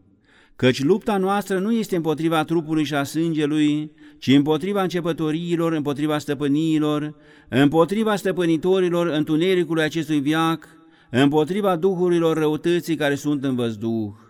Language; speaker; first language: Romanian; native; Romanian